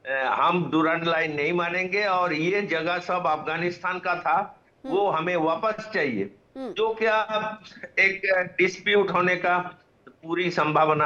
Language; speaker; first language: Hindi; non-native, local second language; Bangla